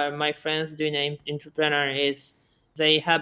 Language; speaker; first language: English; non-native, fluent; Japanese